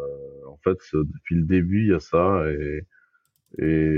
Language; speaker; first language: French; native; French